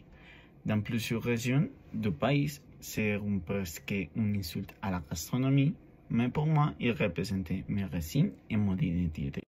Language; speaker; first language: French; non-native, learner; Spanish